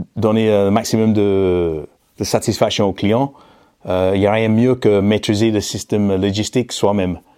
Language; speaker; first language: French; non-native, fluent; English